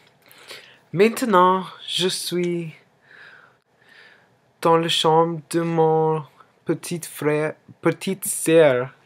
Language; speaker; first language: French; non-native, learner; English